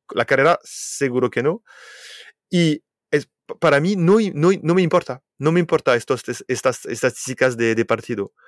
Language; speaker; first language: Spanish; non-native, fluent; French